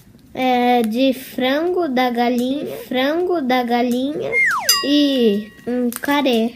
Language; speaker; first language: Portuguese; early bilingual, heritage; Portuguese